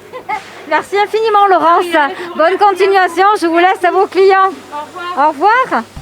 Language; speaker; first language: French; native; French